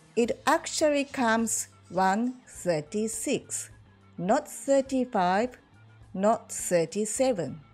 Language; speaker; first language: English; non-native, fluent; Japanese